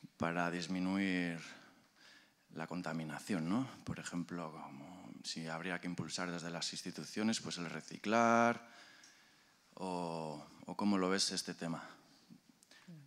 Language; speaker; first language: Spanish; native; Spanish